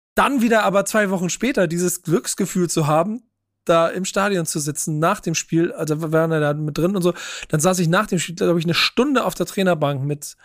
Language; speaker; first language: German; native; German